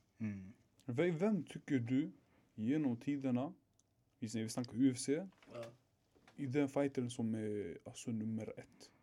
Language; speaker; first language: Swedish; early bilingual, other home language; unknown